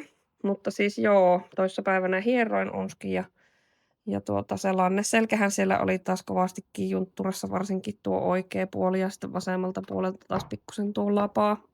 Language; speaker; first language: Finnish; native; Finnish